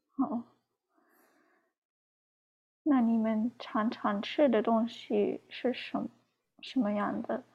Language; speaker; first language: Chinese; non-native, learner; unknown